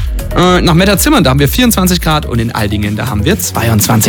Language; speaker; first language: German; native; German